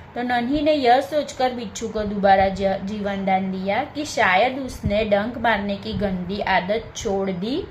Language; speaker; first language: Hindi; non-native, local second language; Gujarati